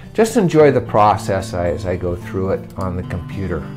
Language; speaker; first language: English; native; English